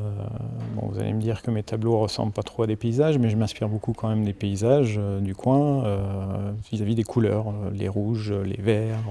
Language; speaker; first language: French; native; French